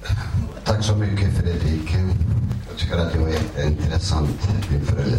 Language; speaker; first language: Swedish; non-native, fluent; Kurdish